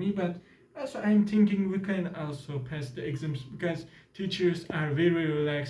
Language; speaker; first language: English; non-native, learner; Turkish